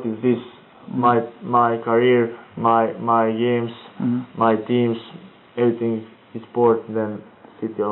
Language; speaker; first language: English; non-native, learner; Croatian